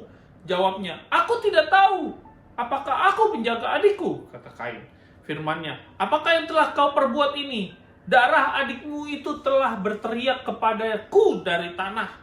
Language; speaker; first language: Indonesian; native; Indonesian